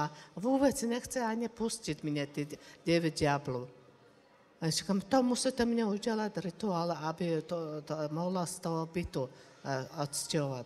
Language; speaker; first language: Czech; non-native, learner; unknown